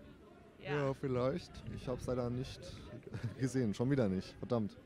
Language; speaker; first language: German; native; German